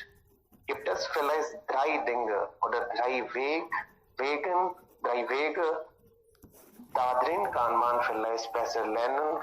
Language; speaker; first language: German; non-native, learner; Hindi